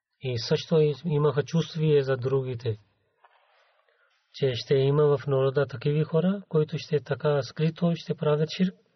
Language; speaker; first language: Bulgarian; non-native, learner; Urdu